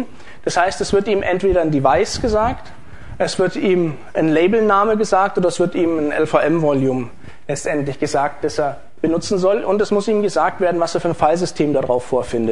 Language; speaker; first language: German; native; German